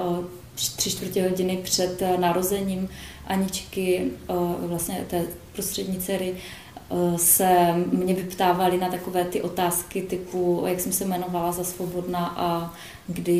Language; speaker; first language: Czech; native; Czech